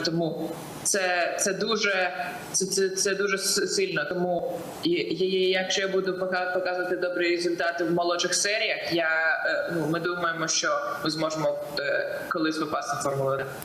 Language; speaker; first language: Ukrainian; non-native, local second language; Russian